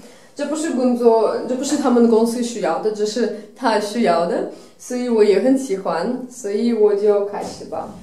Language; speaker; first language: Chinese; non-native, fluent; Russian